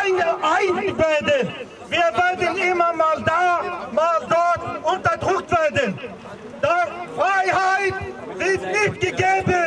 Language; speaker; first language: German; non-native, fluent; Kurdish